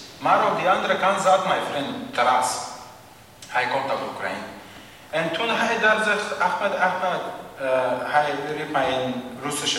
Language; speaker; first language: Dutch; non-native, fluent; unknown